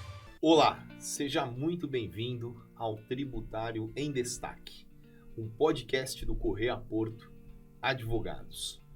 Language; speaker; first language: Portuguese; native; Portuguese